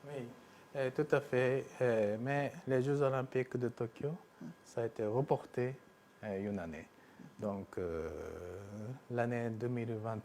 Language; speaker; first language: French; non-native, fluent; Japanese